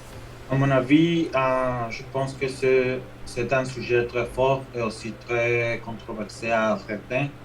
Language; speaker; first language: French; non-native, fluent; Spanish